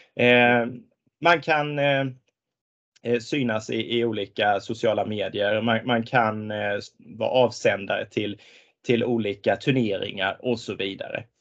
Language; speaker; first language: Swedish; native; Swedish